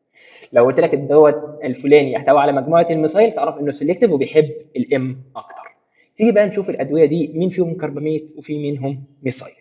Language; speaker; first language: Arabic; native; Arabic